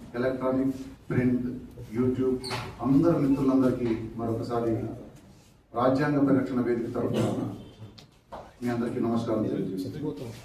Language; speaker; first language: Telugu; non-native, local second language; Urdu